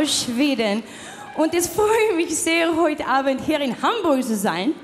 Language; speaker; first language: German; non-native, fluent; Swedish